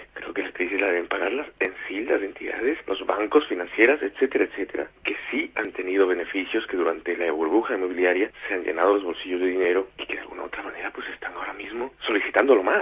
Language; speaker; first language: Spanish; native; Spanish